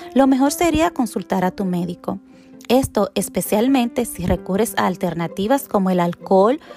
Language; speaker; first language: Spanish; native; Spanish